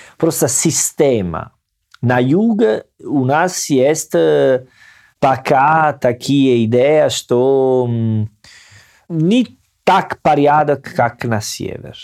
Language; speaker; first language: Russian; non-native, learner; Italian